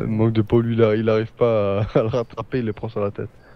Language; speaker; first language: French; native; French